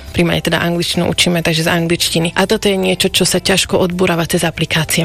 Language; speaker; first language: Slovak; non-native, local second language; Hungarian